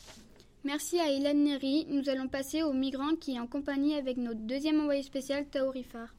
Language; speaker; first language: French; native; French